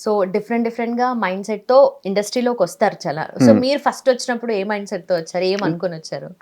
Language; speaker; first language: Telugu; native; Telugu